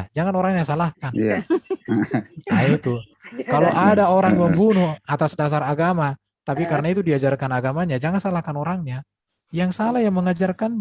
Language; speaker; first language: Indonesian; native; Indonesian